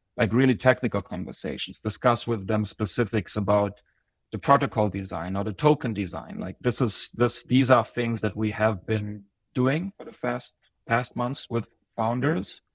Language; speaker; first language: English; non-native, fluent; Bosnian